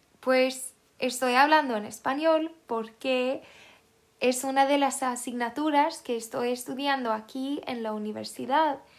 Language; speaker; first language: Spanish; non-native, fluent; Swedish